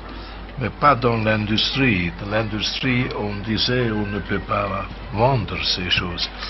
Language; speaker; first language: French; non-native, fluent; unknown